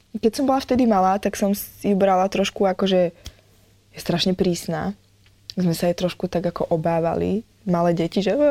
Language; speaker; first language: Slovak; native; Slovak